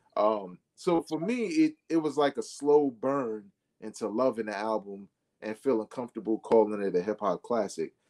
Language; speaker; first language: English; native; English